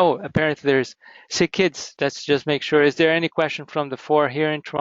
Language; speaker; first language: English; native; English